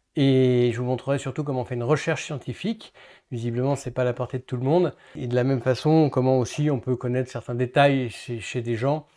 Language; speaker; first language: French; native; French